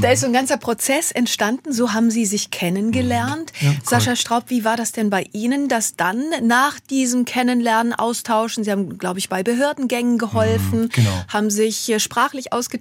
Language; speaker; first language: German; native; German